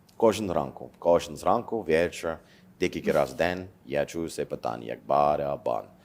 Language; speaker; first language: Ukrainian; non-native, learner; English